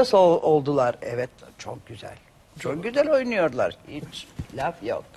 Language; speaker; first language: Turkish; non-native, learner; Macedonian